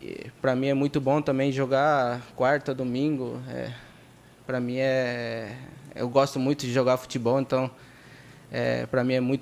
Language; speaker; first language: Portuguese; non-native, fluent; Spanish